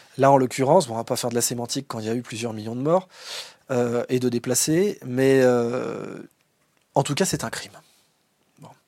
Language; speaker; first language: French; native; French